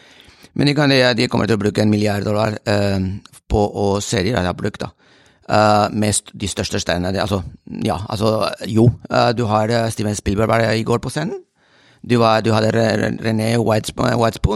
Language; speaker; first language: Norwegian; non-native, fluent; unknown